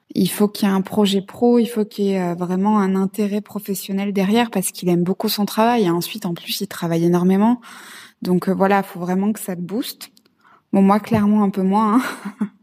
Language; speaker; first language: French; native; French